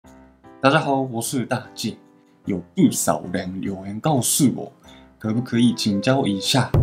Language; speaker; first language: Chinese; non-native, fluent; Japanese